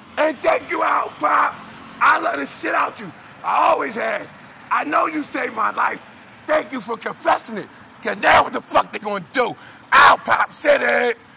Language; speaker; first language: English; native; English